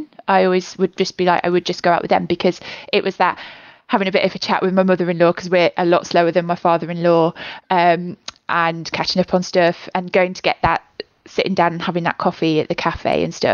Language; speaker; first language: English; native; English